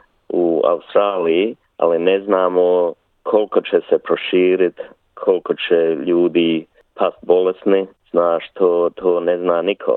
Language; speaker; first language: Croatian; early bilingual, heritage; Bosnian